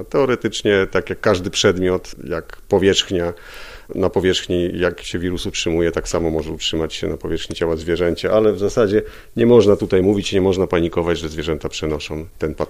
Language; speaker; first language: Polish; native; Polish